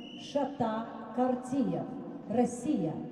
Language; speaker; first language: Russian; native; Russian